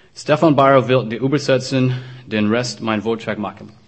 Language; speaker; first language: German; non-native, learner; English